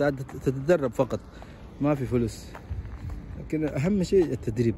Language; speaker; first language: Arabic; non-native, local second language; Somali